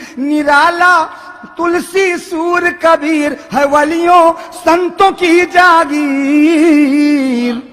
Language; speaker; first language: Urdu; native; Urdu